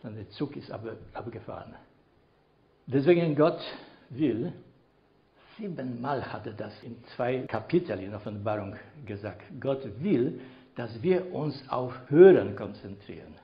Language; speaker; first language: German; non-native, fluent; Polish